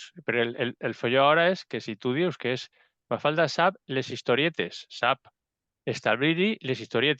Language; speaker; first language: Catalan; non-native, local second language; Spanish